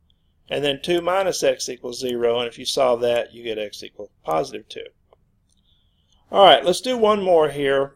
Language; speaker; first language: English; native; English